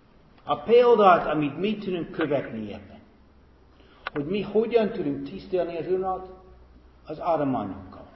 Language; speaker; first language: Hungarian; non-native, fluent; English